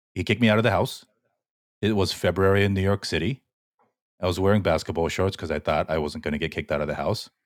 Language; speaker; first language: English; early bilingual, other home language; Korean